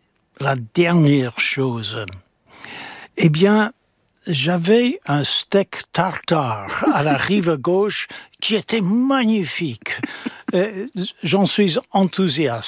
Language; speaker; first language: French; non-native, fluent; English